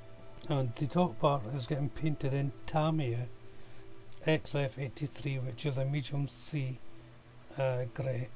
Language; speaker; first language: English; native; English